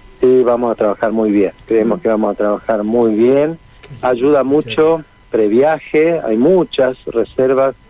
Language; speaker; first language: Spanish; native; Spanish